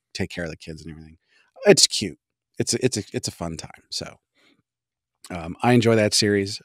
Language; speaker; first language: English; native; English